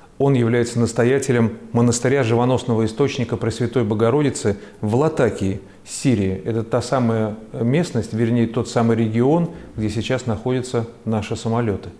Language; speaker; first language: Russian; native; Russian